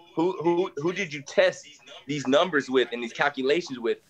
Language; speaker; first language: English; native; English